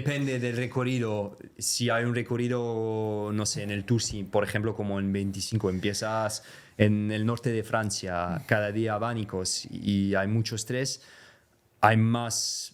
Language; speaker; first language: Spanish; non-native, fluent; French